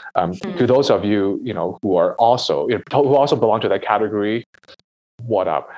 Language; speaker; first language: English; non-native, local second language; Cantonese